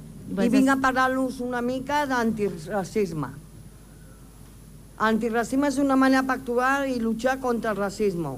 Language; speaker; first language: Catalan; non-native, local second language; Spanish